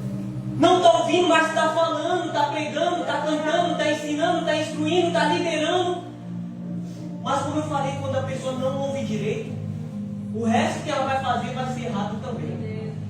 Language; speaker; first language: Portuguese; native; Portuguese